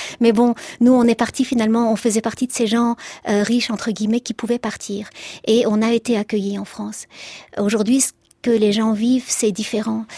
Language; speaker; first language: French; early bilingual, other home language; Arabic